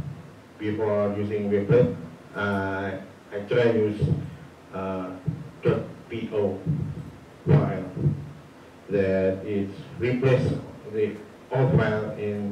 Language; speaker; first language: English; non-native, learner; Indonesian